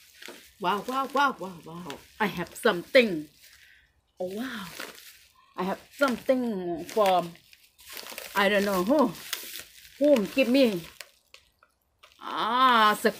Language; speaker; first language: English; non-native, learner; Thai